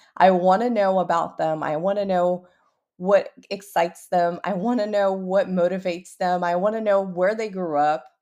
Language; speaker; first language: English; early bilingual, other home language; Portuguese